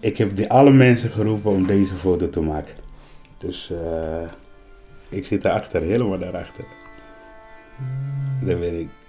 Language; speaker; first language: Dutch; non-native, learner; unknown